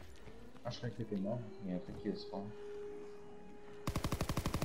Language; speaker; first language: French; native; French